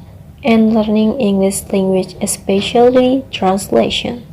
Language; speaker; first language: English; non-native, learner; Indonesian